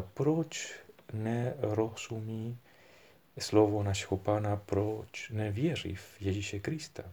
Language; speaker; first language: Czech; non-native, fluent; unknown